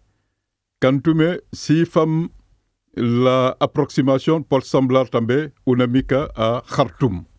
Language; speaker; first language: Catalan; non-native, fluent; Mandingo